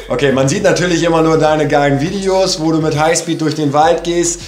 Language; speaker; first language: German; native; German